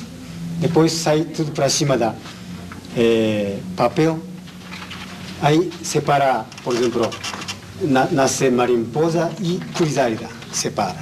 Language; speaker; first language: Portuguese; non-native, learner; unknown